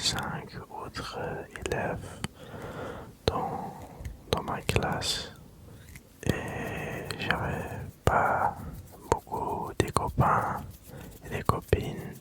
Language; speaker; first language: French; early bilingual, other home language; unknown